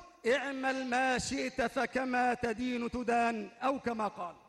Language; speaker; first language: Arabic; native; Arabic